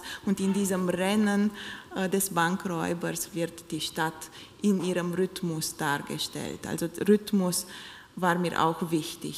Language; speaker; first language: German; non-native, fluent; Romanian